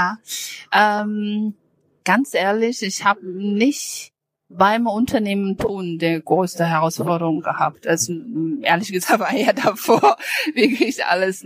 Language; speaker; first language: German; non-native, fluent; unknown